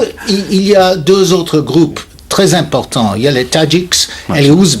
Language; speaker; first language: French; non-native, fluent; English